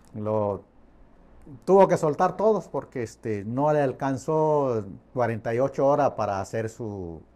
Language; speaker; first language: Spanish; non-native, fluent; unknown